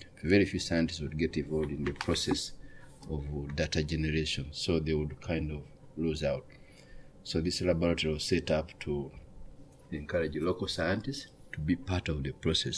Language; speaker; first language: English; non-native, local second language; Ganda